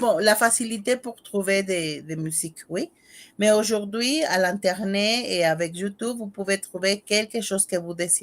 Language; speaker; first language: French; non-native, fluent; Spanish